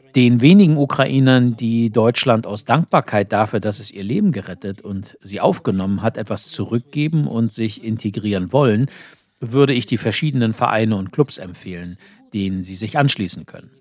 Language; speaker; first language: German; non-native, fluent; Ukrainian